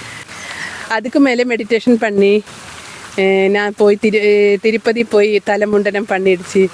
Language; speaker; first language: Tamil; non-native, learner; Malayalam